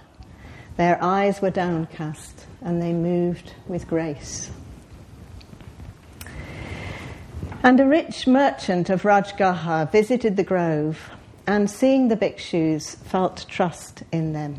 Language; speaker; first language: English; native; English